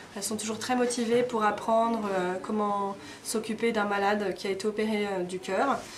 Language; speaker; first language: French; early bilingual, other home language; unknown